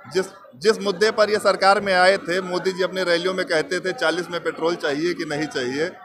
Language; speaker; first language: Hindi; native; Hindi